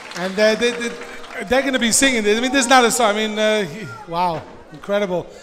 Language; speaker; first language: English; native; English